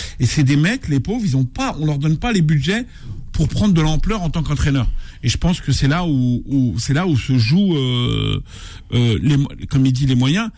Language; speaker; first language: French; non-native, local second language; Arabic